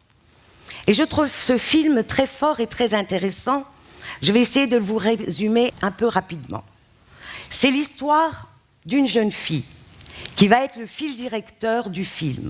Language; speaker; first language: French; non-native, local second language; Arabic